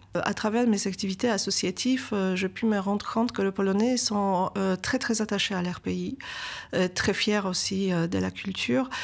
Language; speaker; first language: French; non-native, fluent; Polish